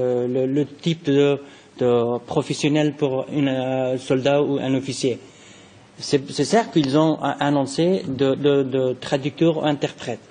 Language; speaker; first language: French; non-native, fluent; Persian